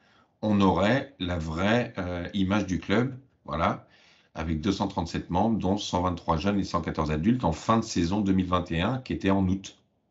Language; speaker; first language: French; native; French